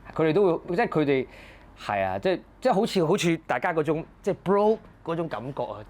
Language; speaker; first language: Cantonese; native; Cantonese